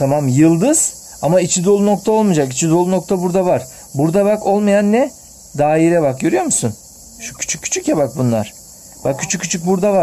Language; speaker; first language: Turkish; native; Turkish